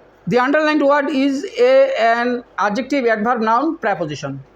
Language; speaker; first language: English; non-native, local second language; Bangla